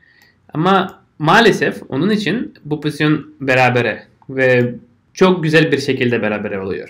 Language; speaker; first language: Turkish; non-native, fluent; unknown